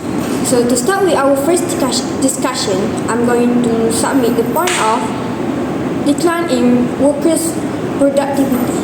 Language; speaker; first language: English; non-native, learner; Malay